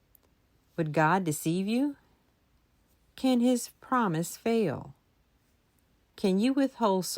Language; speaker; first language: English; native; English